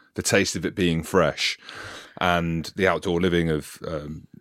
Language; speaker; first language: English; native; English